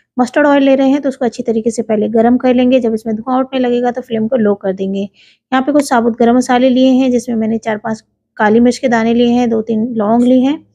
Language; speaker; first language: Hindi; native; Hindi